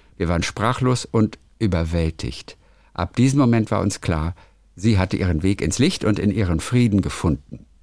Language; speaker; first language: German; native; German